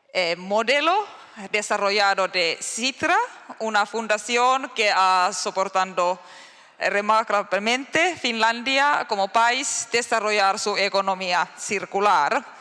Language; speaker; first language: Spanish; non-native, learner; Finnish